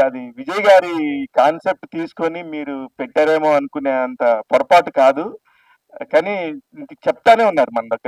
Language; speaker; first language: Telugu; native; Telugu